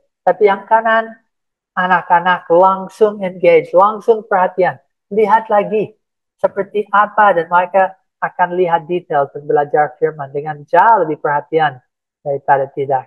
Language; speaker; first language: Indonesian; non-native, fluent; English